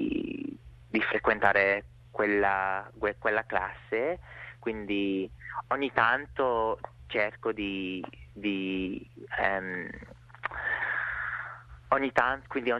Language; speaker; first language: Italian; non-native, fluent; English